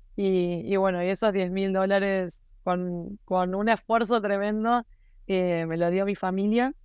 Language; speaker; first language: Spanish; native; Spanish